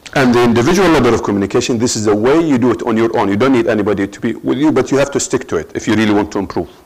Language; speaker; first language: English; non-native, fluent; Arabic